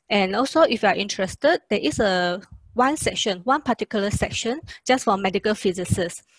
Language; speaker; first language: English; non-native, local second language; Chinese